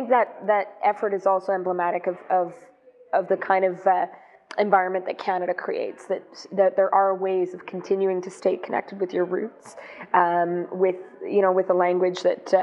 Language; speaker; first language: English; non-native, fluent; Greek